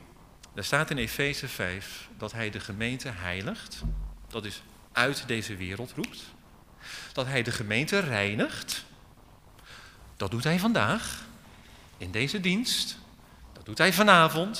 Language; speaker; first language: Dutch; native; Dutch